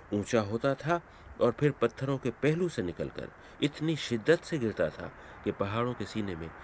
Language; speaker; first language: Urdu; native; Urdu